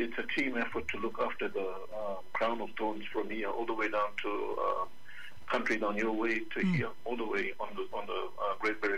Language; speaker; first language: English; native; English